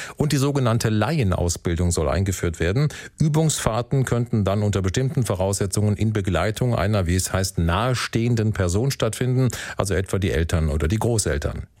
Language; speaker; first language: German; native; German